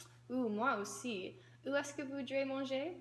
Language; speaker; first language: French; non-native, learner; English